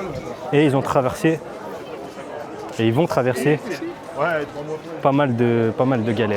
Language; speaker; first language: French; native; French